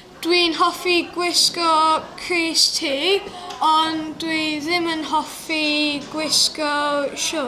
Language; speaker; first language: Welsh; non-native, local second language; English